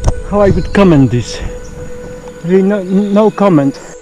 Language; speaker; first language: English; non-native, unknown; Polish